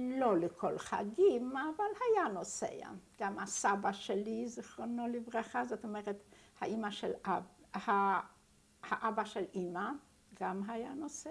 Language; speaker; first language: Hebrew; non-native, fluent; Yiddish